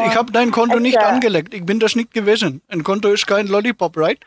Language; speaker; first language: German; native; German